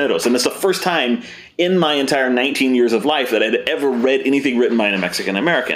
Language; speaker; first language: English; native; English